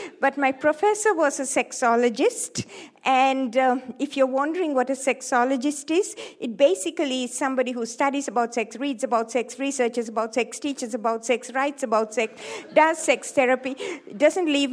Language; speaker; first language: English; non-native, local second language; Tamil